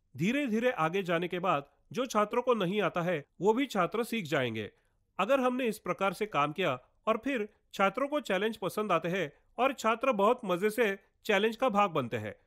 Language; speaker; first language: Hindi; non-native, local second language; Marathi